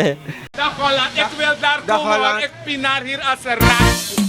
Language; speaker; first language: Dutch; non-native, local second language; Sranan Tongo